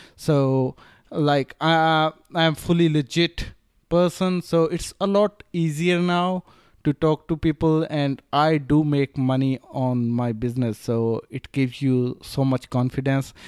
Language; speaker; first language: English; non-native, local second language; Punjabi